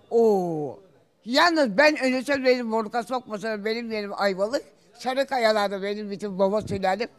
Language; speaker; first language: Turkish; native; Turkish